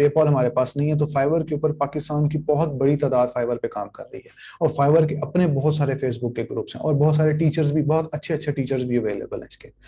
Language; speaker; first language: Urdu; native; Urdu